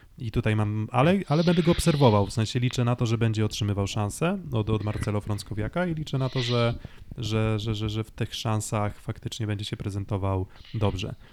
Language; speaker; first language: Polish; native; Polish